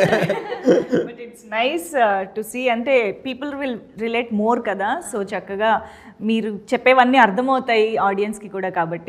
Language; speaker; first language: Telugu; native; Telugu